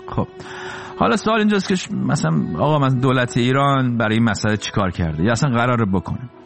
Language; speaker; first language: Persian; native; Persian